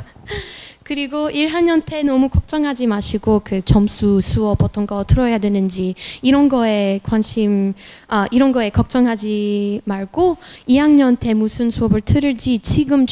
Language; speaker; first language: Korean; non-native, fluent; French